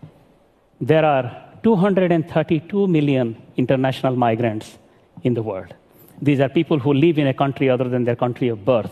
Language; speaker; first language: English; non-native, local second language; Odia